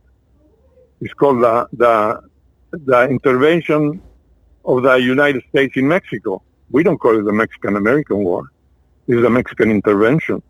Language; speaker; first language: English; non-native, fluent; French